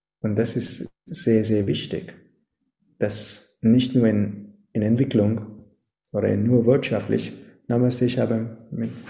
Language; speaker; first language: German; non-native, fluent; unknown